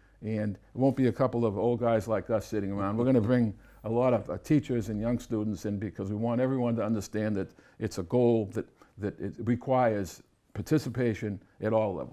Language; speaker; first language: English; native; English